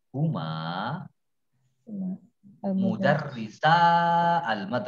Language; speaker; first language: Arabic; non-native, fluent; Indonesian